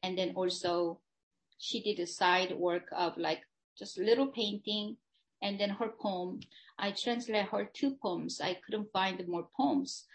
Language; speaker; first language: English; non-native, fluent; Korean